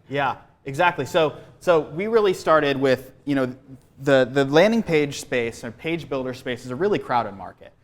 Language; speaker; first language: English; native; English